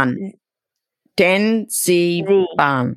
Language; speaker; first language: Vietnamese; non-native, learner; English